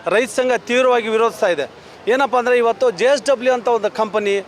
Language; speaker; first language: Kannada; native; Kannada